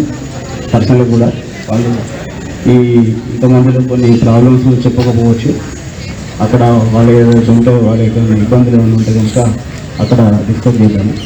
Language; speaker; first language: Telugu; native; Telugu